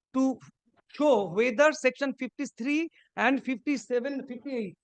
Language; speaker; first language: English; non-native, local second language; Bangla